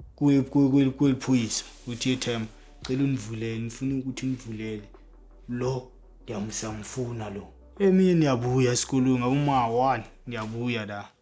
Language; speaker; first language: Zulu; non-native, local second language; Tswana